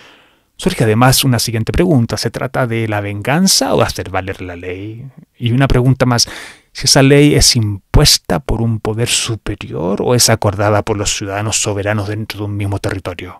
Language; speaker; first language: Spanish; native; Spanish